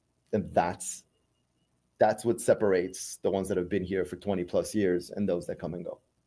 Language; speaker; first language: English; native; English